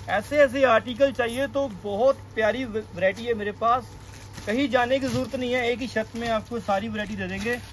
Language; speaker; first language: Hindi; non-native, local second language; Punjabi